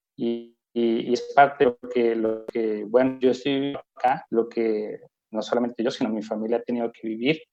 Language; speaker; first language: Spanish; native; Spanish